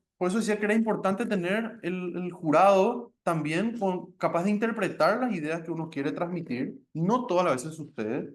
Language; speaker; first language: Spanish; native; Spanish